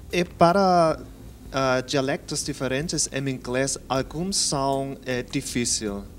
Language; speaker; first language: Portuguese; non-native, learner; English